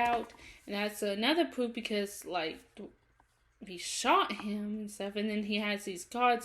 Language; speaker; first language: English; native; English